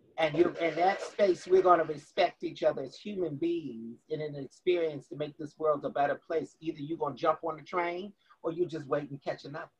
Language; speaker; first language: English; native; English